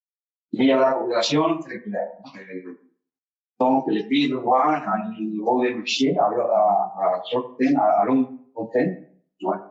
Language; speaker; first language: French; non-native, fluent; Spanish